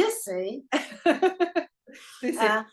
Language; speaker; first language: French; non-native, learner; English